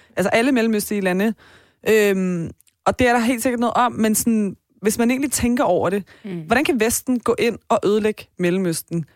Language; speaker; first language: Danish; early bilingual, other home language; Persian